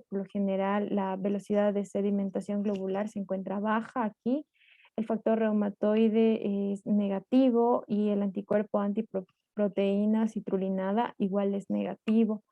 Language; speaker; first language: Spanish; native; Spanish